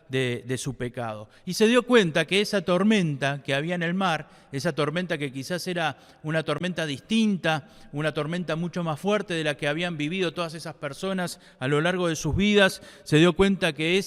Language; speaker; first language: Spanish; native; Spanish